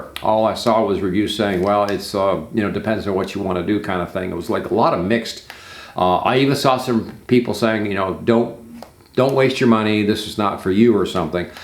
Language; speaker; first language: English; native; English